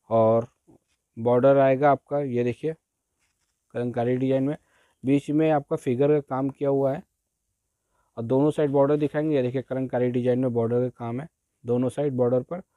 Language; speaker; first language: Hindi; native; Hindi